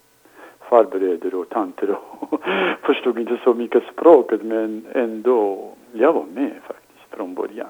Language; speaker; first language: Swedish; non-native, fluent; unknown